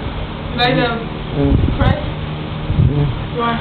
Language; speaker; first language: English; non-native, fluent; Chinese